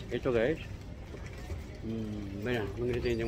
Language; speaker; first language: Spanish; non-native, learner; Filipino